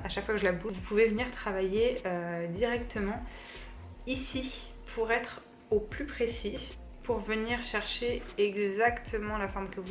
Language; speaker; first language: French; native; French